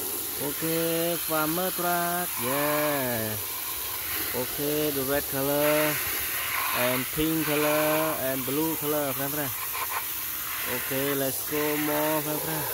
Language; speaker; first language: English; non-native, learner; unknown